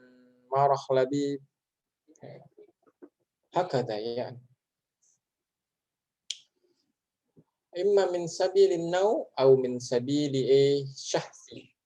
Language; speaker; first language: Arabic; non-native, fluent; Indonesian